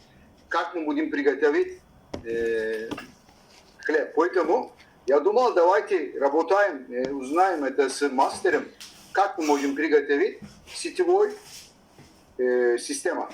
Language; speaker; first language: Russian; non-native, learner; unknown